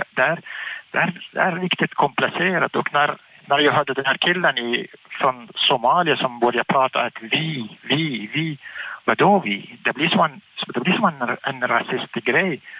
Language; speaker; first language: Swedish; non-native, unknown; Arabic